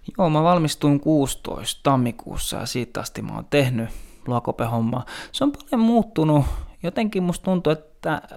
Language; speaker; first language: Finnish; native; Finnish